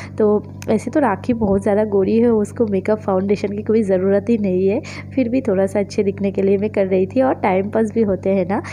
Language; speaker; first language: Hindi; non-native, local second language; Bangla